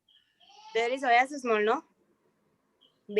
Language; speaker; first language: English; non-native, learner; Malayalam